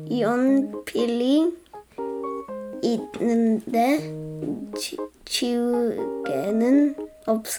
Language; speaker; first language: Korean; early bilingual, heritage; English